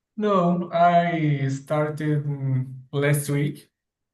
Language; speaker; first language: English; non-native, learner; Portuguese